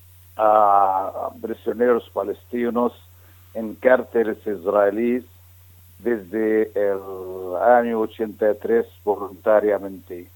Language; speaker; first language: Spanish; non-native, fluent; Arabic